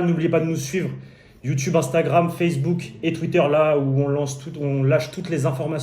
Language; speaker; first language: French; native; French